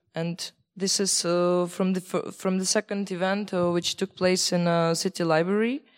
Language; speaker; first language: English; non-native, fluent; Belarusian